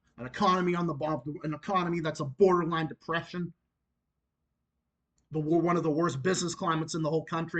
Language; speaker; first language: English; native; English